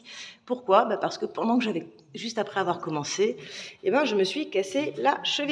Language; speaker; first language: French; native; French